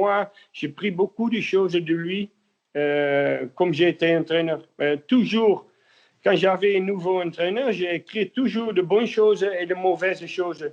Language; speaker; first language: French; non-native, learner; Dutch